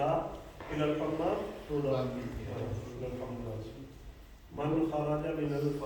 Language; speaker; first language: Arabic; non-native, fluent; Urdu